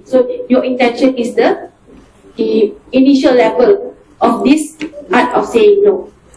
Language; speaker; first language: English; non-native, local second language; Malay